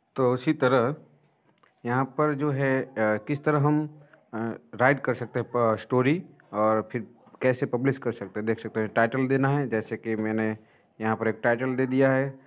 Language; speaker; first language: Hindi; non-native, local second language; Gujarati